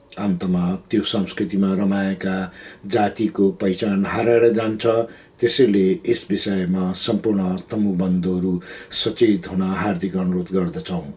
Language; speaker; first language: Nepali; non-native, local second language; Gurung